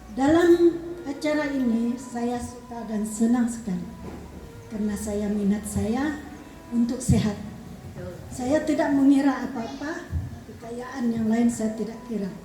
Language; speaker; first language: Indonesian; non-native, local second language; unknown